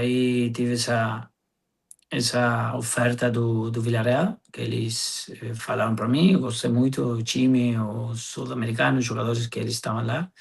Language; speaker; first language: Portuguese; non-native, fluent; Spanish